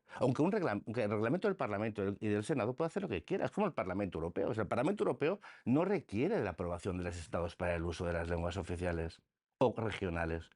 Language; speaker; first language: Spanish; native; Spanish